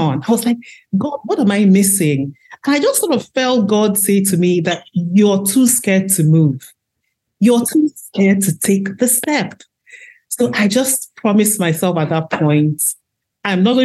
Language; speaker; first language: English; non-native, local second language; Igbo